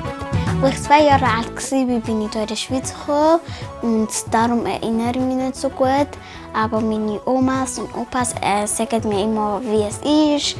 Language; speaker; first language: German; early bilingual, other home language; Tigrinya